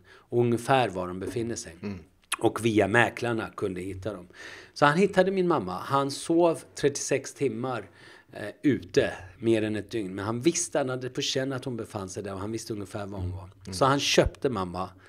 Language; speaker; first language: Swedish; early bilingual, other home language; Turoyo